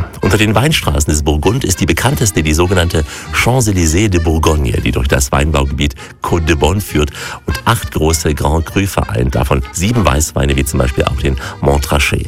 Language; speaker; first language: German; native; German